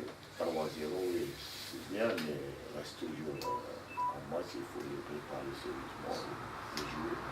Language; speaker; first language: French; non-native, local second language; Arabic